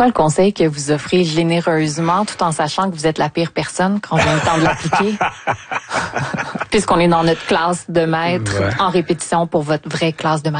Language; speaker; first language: French; native; French